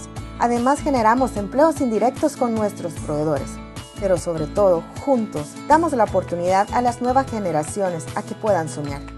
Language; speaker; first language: Spanish; native; Spanish